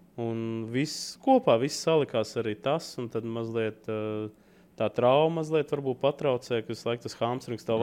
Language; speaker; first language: Latvian; native; Latvian